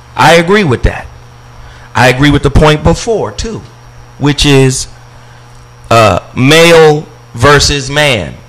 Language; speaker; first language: English; native; English